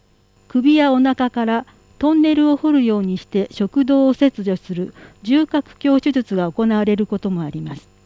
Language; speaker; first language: Japanese; native; Japanese